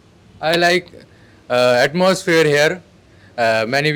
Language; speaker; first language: English; non-native, learner; Hindi